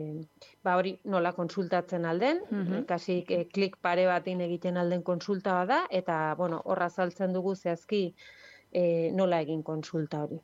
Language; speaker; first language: Basque; native; Basque